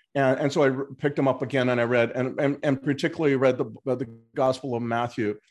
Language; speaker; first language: English; native; English